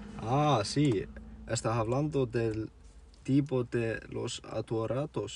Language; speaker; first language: Spanish; non-native, learner; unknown